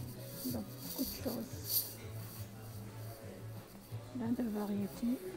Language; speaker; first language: French; non-native, local second language; Arabic